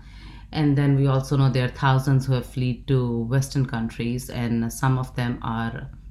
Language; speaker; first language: English; non-native, local second language; Urdu